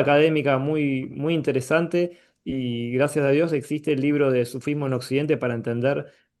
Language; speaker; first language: Spanish; native; Spanish